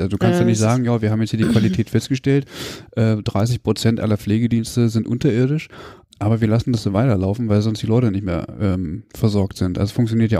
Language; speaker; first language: German; native; German